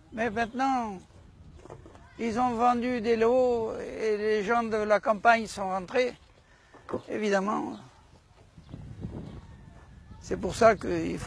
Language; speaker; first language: French; native; French